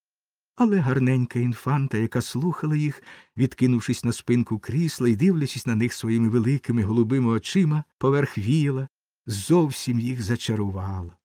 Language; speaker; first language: Ukrainian; native; Ukrainian